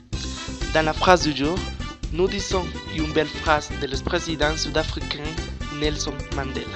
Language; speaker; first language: French; non-native, learner; Spanish